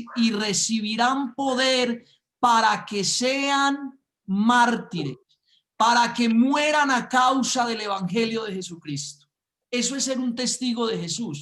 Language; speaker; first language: Spanish; native; Spanish